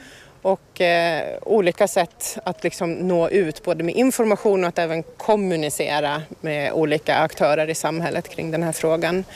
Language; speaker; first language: Swedish; native; Swedish